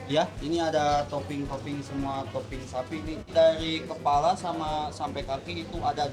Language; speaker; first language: Indonesian; native; Indonesian